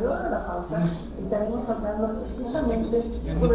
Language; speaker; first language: Spanish; native; Spanish